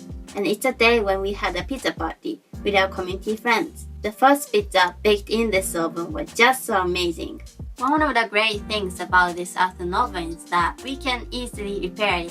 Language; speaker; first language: English; non-native, fluent; Japanese